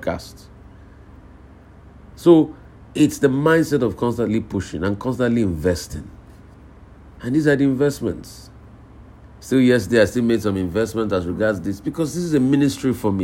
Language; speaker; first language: English; non-native, local second language; Yoruba